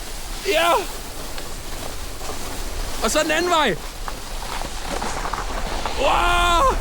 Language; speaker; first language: Danish; native; Danish